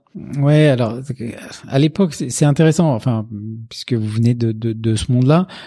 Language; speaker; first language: French; native; French